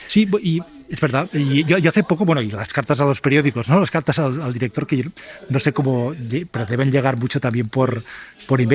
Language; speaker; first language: Spanish; native; Spanish